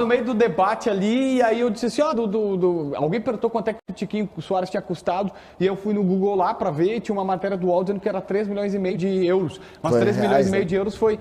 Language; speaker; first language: Portuguese; native; Portuguese